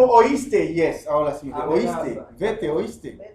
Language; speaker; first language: Spanish; non-native, fluent; Haitian Creole